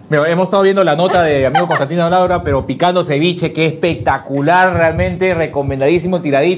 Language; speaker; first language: Spanish; native; Spanish